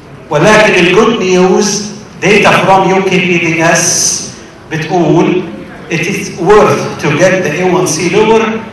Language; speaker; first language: English; non-native, fluent; Arabic